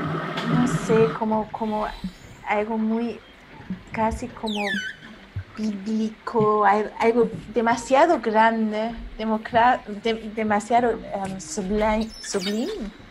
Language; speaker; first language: Spanish; non-native, fluent; German